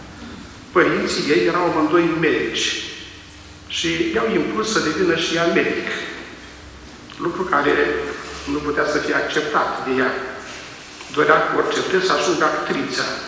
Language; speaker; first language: Romanian; native; Romanian